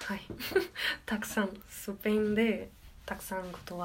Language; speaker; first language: Japanese; non-native, learner; Spanish